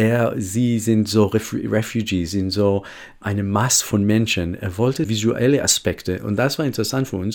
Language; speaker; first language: German; non-native, fluent; Hebrew